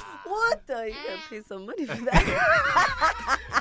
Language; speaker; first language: English; early bilingual, other home language; Spanish